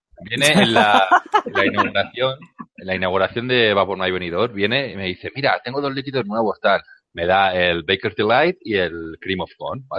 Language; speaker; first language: Spanish; native; Spanish